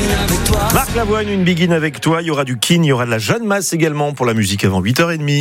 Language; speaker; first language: French; native; French